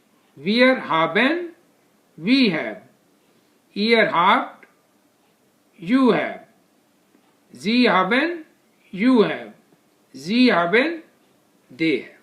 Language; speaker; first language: German; non-native, fluent; Hindi